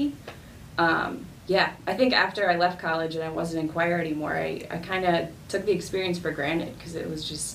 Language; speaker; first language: English; native; English